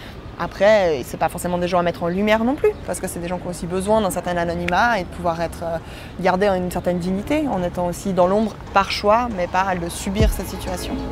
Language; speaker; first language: French; native; French